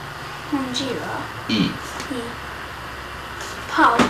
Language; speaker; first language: Chinese; early bilingual, heritage; Chinese